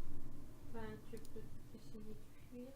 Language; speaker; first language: French; native; French